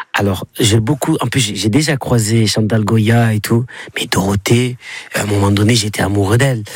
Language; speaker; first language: French; native; French